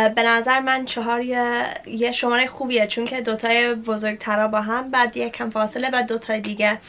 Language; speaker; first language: Persian; early bilingual, heritage; Persian